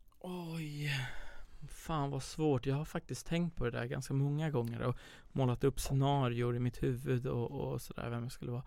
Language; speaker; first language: Swedish; early bilingual, other home language; Persian